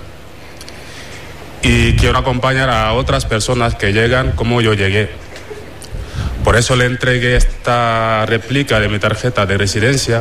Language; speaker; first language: Spanish; non-native, fluent; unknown